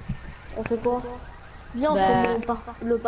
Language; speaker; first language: French; native; French